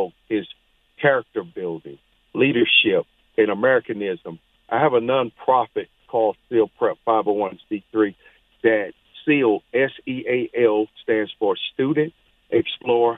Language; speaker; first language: English; native; English